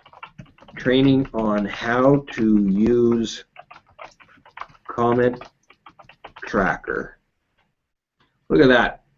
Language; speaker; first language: English; native; English